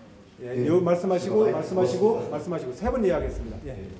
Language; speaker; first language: Korean; native; Korean